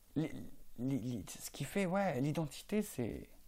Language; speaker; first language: French; non-native, local second language; Arabic